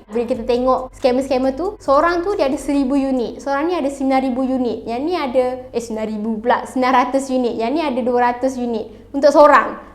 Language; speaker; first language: Malay; native; Malay